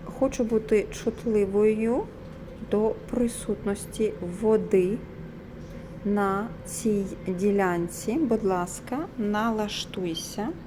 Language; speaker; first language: Ukrainian; non-native, local second language; Russian